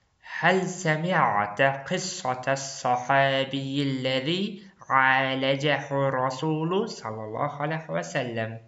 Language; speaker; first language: Arabic; non-native, fluent; Uzbek